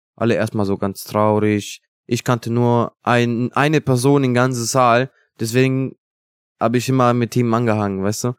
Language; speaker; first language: German; non-native, fluent; Italian